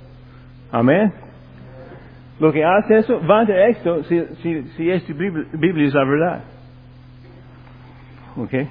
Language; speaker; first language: Spanish; non-native, fluent; English